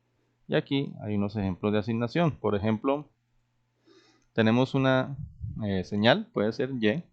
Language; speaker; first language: Spanish; native; Spanish